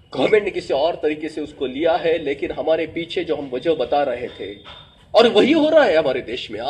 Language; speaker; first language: Hindi; native; Hindi